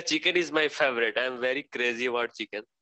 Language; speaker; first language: English; non-native, learner; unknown